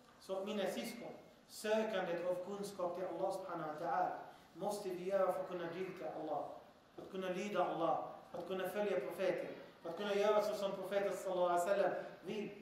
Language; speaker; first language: Swedish; early bilingual, other home language; Arabic